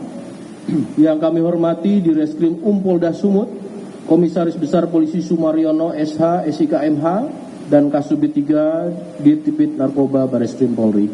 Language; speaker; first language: Indonesian; native; Indonesian